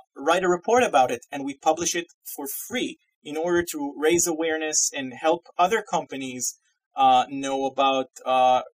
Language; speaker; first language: English; non-native, fluent; Hebrew